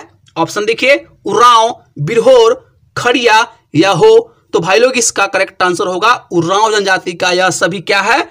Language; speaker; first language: Hindi; native; Hindi